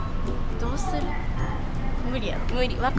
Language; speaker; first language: Japanese; native; Japanese